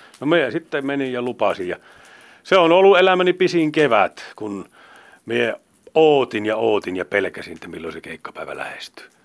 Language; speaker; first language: Finnish; native; Finnish